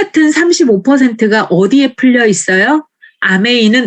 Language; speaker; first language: Korean; native; Korean